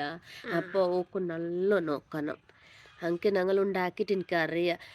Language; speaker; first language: Malayalam; non-native, learner; Hindi